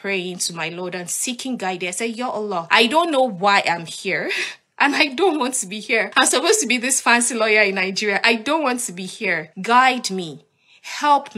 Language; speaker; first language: English; non-native, local second language; Yoruba